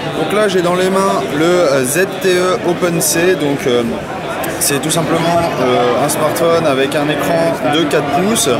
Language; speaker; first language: French; native; French